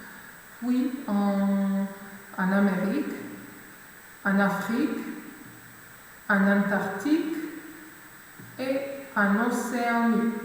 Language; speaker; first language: French; non-native, fluent; Macedonian